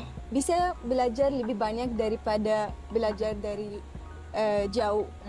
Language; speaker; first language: Indonesian; non-native, fluent; Arabic